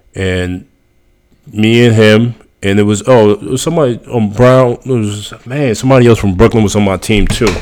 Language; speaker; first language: English; early bilingual, other home language; Spanish